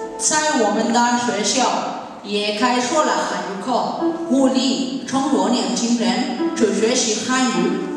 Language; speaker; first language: Chinese; non-native, learner; Spanish